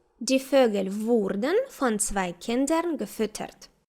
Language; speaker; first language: German; non-native, fluent; Ukrainian